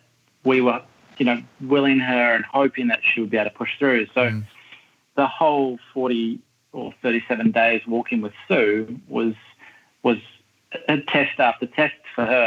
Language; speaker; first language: English; native; English